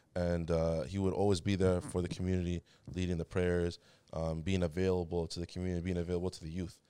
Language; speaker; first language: English; native; English